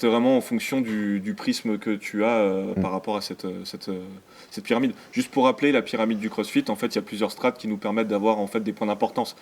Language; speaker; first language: French; native; French